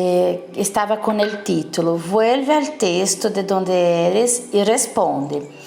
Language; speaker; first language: Spanish; non-native, learner; Portuguese